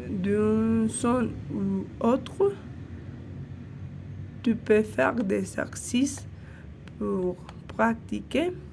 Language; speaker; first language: French; non-native, learner; Spanish